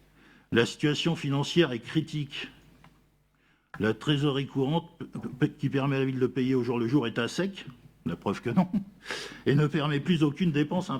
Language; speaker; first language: French; native; French